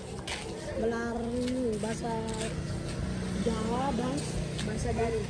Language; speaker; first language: Indonesian; non-native, local second language; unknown